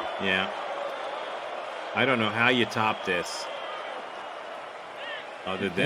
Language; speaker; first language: English; native; English